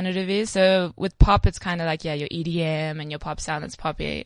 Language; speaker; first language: English; native; English